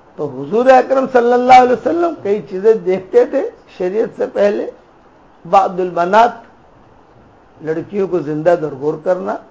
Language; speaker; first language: Urdu; non-native, local second language; Gujarati